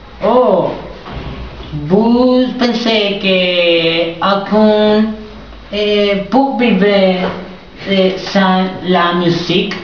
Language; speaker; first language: French; non-native, learner; Spanish